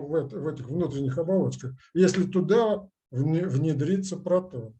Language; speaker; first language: Russian; native; Russian